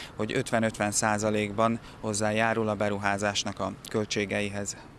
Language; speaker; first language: Hungarian; native; Hungarian